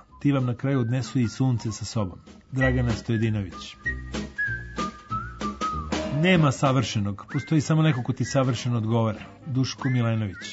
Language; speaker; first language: Croatian; native; Croatian